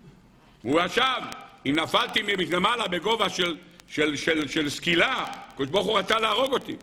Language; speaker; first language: Hebrew; native; Hebrew